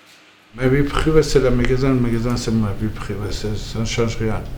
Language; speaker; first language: French; non-native, fluent; Persian